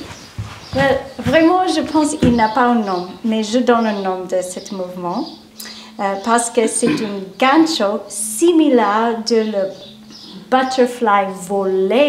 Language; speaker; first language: French; non-native, learner; English